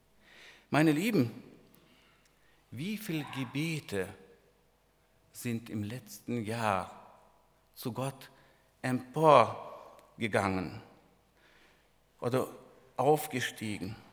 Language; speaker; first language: German; non-native, fluent; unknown